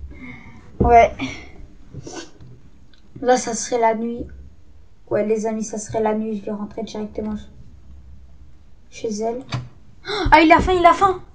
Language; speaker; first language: French; native; French